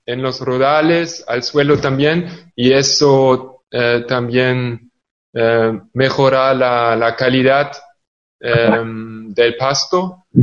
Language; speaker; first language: Spanish; non-native, fluent; German